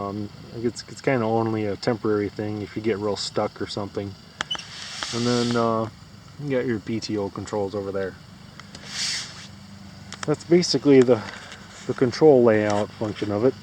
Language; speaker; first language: English; native; English